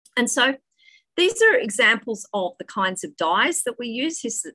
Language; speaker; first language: English; native; English